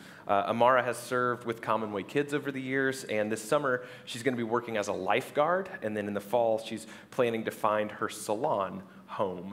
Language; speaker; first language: English; native; English